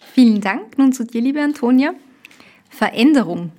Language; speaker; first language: German; native; German